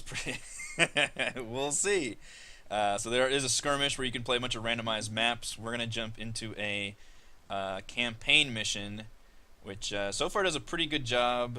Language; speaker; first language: English; native; English